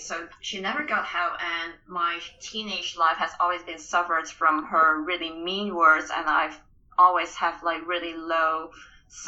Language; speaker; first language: English; non-native, local second language; Cantonese